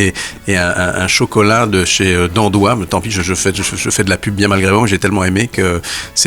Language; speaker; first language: French; native; French